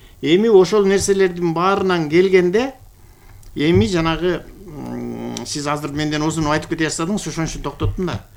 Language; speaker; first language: Kyrgyz; native; Kyrgyz